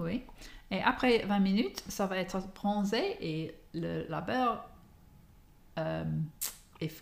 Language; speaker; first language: French; non-native, fluent; English